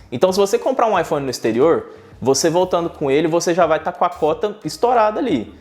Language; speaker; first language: Portuguese; native; Portuguese